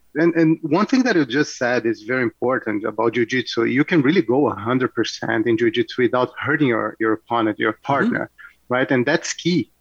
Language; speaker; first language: English; non-native, fluent; Portuguese